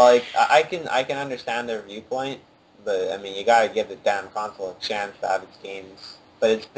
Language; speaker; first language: English; native; English